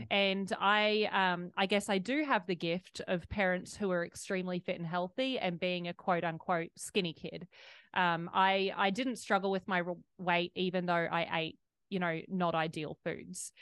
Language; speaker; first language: English; native; English